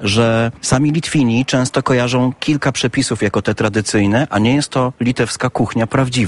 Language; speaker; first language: Polish; native; Polish